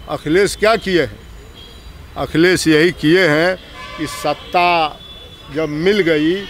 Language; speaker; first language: Hindi; native; Hindi